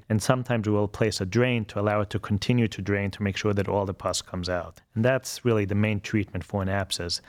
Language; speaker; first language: English; non-native, fluent; German